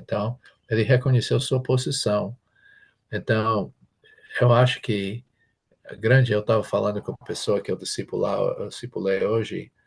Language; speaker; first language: Portuguese; non-native, fluent; English